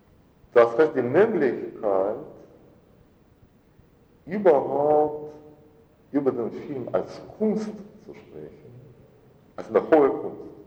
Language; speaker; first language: German; non-native, fluent; Russian